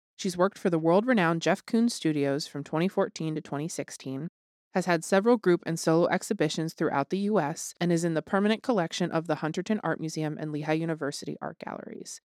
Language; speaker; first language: English; native; English